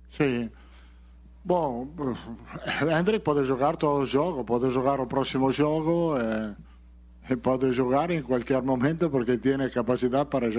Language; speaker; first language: Portuguese; non-native, fluent; Italian